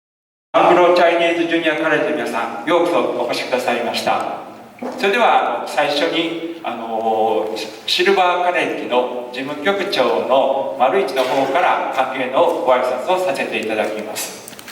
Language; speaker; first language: Japanese; native; Japanese